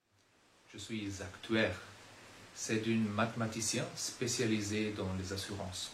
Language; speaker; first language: French; non-native, fluent; German